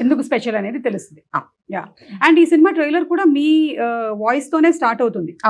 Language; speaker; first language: Telugu; native; Telugu